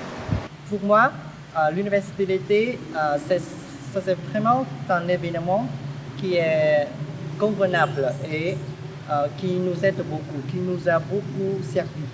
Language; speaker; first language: French; non-native, learner; Vietnamese